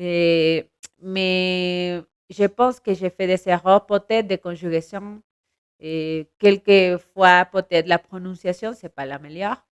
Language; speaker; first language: French; non-native, learner; Spanish